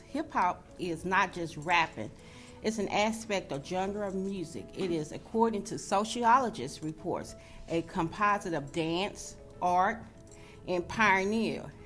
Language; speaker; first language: English; native; English